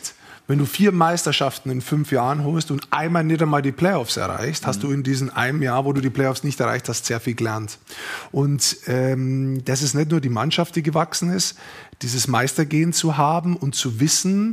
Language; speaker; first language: German; native; German